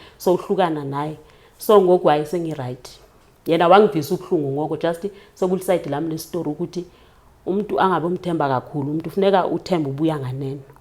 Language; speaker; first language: Zulu; non-native, local second language; Xhosa